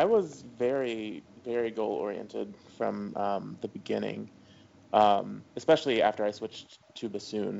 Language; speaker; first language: English; native; English